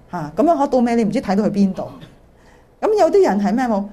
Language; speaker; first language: Cantonese; early bilingual, heritage; Cantonese